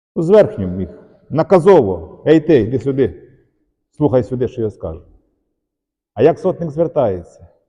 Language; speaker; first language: Ukrainian; native; Ukrainian